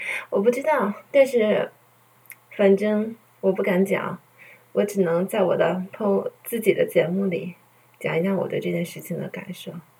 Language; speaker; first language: Chinese; native; Chinese